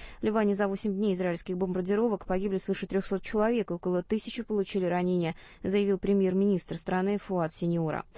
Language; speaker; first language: Russian; native; Russian